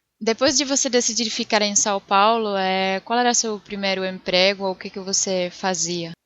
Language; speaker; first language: Portuguese; non-native, fluent; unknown